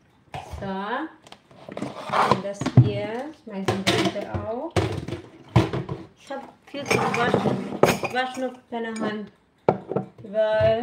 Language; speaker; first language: German; non-native, learner; Filipino